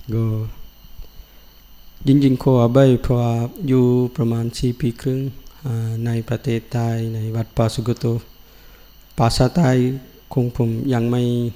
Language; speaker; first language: Thai; non-native, learner; Sinhala